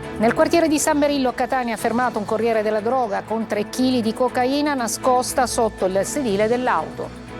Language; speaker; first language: Italian; native; Italian